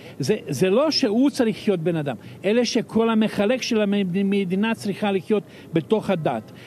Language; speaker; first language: Hebrew; non-native, fluent; Serbian